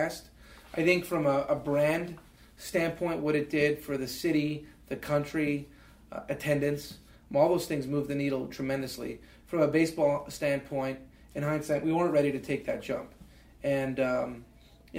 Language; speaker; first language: English; native; English